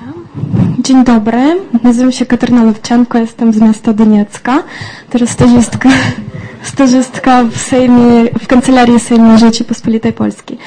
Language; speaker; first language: Polish; non-native, fluent; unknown